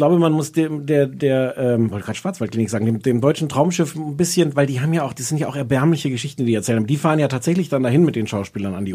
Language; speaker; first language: German; native; German